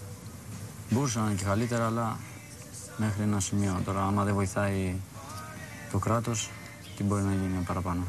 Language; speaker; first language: Greek; early bilingual, other home language; Albanian